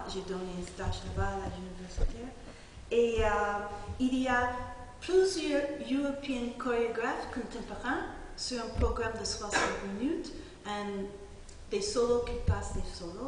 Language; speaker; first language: French; non-native, fluent; English